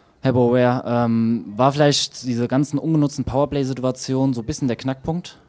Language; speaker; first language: German; native; German